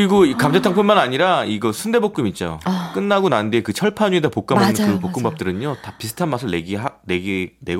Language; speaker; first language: Korean; native; Korean